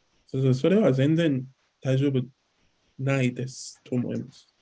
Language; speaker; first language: Japanese; non-native, learner; English